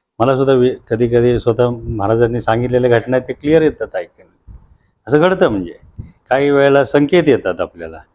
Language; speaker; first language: Marathi; native; Marathi